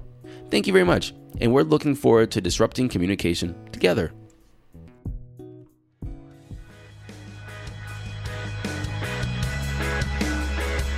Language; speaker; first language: English; native; English